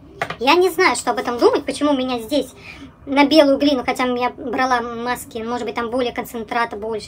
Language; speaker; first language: Russian; native; Russian